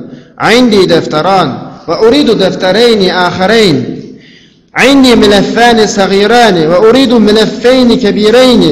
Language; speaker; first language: Arabic; non-native, fluent; Uyghur